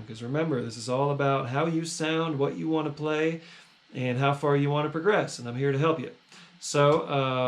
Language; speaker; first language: English; native; English